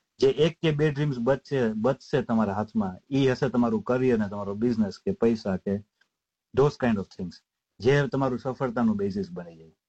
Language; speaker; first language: Gujarati; native; Gujarati